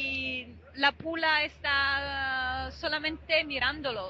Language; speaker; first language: Spanish; non-native, fluent; Italian